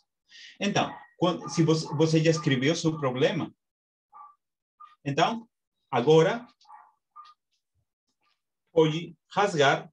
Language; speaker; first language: Portuguese; non-native, fluent; Spanish